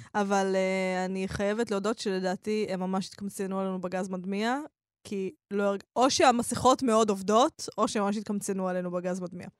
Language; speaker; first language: Hebrew; native; Hebrew